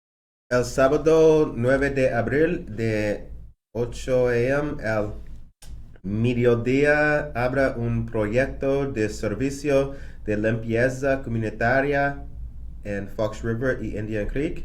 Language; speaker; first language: Spanish; non-native, learner; English